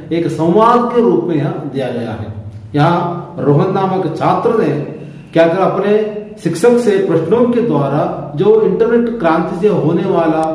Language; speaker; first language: Hindi; non-native, local second language; Kannada